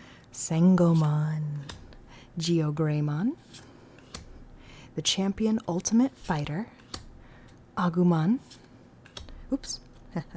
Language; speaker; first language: English; native; English